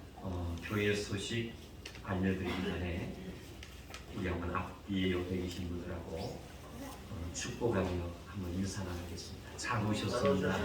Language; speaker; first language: Korean; native; Korean